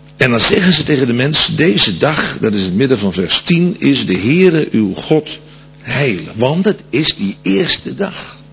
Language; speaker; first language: Dutch; native; Dutch